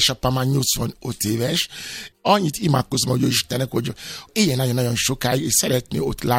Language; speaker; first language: Hungarian; non-native, fluent; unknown